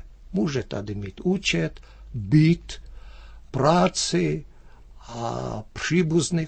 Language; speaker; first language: Czech; early bilingual, heritage; Czech